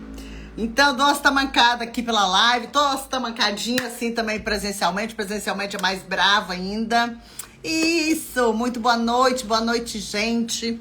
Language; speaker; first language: Portuguese; native; Portuguese